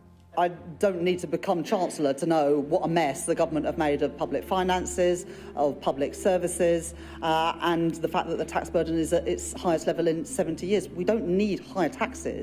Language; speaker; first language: English; native; English